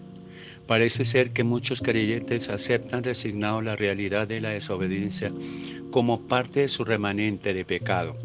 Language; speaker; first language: Spanish; native; Spanish